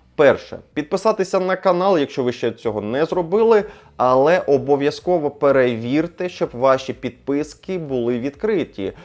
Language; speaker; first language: Ukrainian; non-native, local second language; Russian